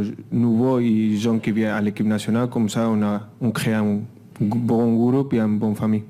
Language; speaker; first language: French; non-native, fluent; Spanish